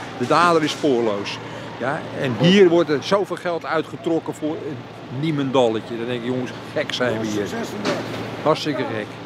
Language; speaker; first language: Dutch; native; Dutch